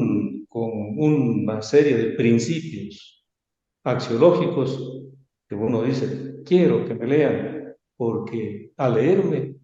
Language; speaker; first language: Spanish; native; Spanish